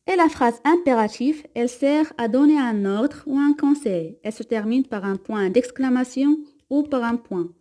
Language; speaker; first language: French; non-native, local second language; Arabic